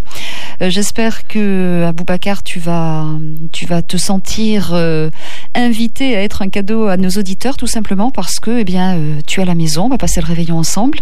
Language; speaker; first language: French; native; French